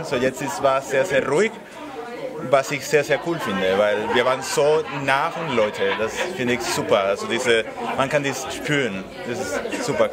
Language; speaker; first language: German; non-native, fluent; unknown